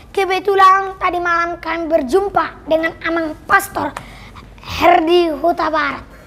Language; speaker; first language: Indonesian; native; Indonesian